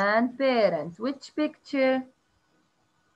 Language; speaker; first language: English; non-native, learner; Arabic